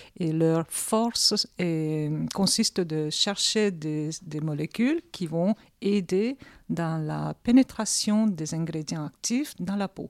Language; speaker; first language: French; early bilingual, other home language; Korean